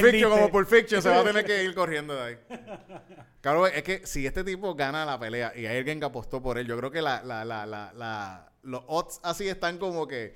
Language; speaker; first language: Spanish; native; Spanish